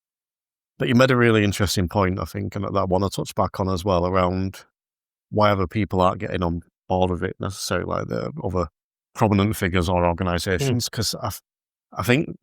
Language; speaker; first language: English; native; English